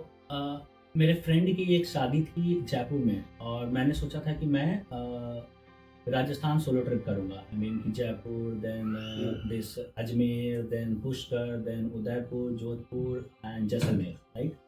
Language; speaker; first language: Hindi; native; Hindi